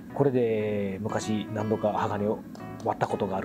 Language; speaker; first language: Japanese; native; Japanese